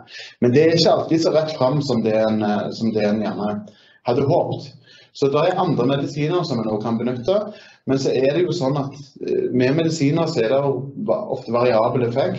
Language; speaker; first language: Norwegian; native; Norwegian